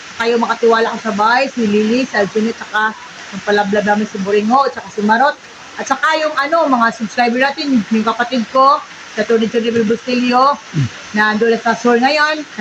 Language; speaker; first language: Filipino; non-native, local second language; Cebuano